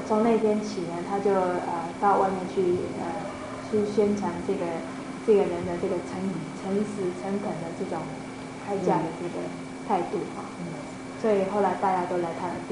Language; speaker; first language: Chinese; native; Chinese